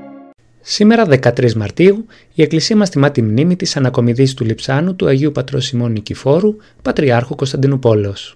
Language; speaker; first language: Greek; native; Greek